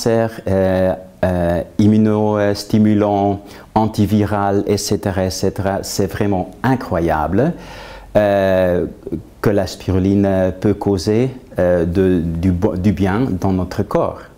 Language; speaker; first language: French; non-native, fluent; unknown